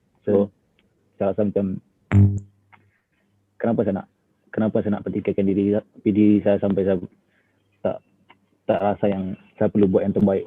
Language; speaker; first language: Malay; non-native, local second language; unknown